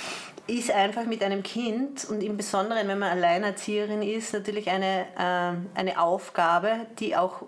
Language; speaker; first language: German; native; German